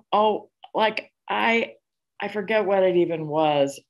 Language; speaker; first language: English; native; English